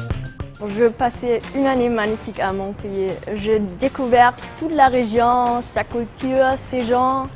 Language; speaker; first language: French; non-native, fluent; German